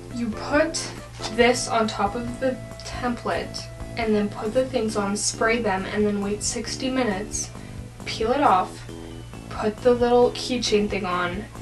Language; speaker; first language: English; native; English